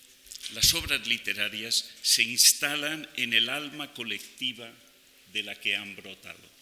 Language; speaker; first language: Spanish; native; Spanish